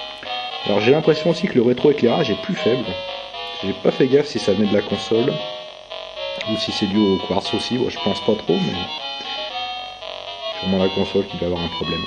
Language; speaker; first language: French; native; French